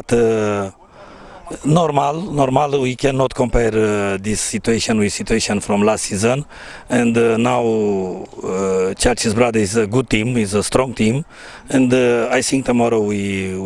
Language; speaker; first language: English; non-native, learner; Romanian